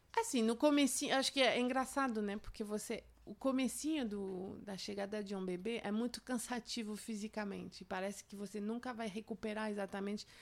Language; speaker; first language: Portuguese; non-native, fluent; French